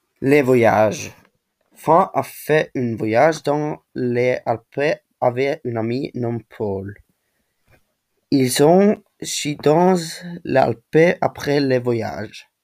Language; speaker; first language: French; non-native, learner; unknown